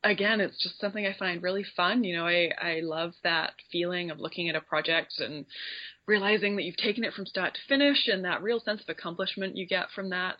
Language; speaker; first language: English; native; English